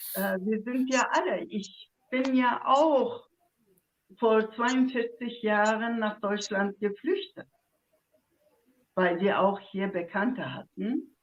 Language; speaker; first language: German; non-native, fluent; Zaza